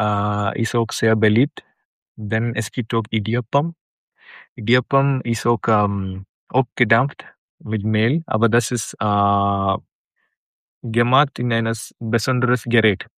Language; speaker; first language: German; non-native, learner; Malayalam